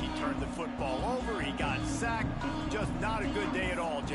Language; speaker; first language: English; native; English